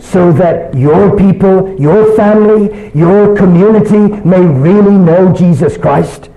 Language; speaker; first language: English; early bilingual, other home language; Chinese